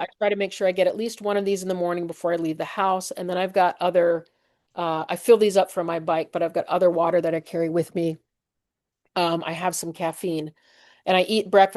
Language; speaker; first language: English; native; English